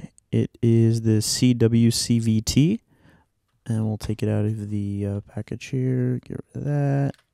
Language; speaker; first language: English; native; English